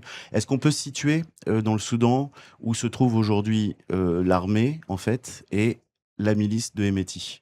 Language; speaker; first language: French; native; French